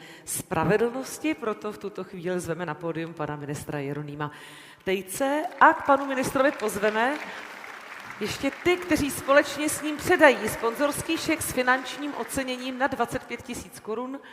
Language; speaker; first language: Czech; native; Czech